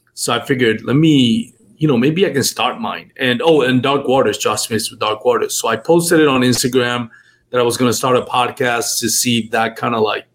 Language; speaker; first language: English; non-native, fluent; Spanish